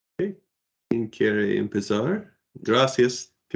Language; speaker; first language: Spanish; non-native, learner; English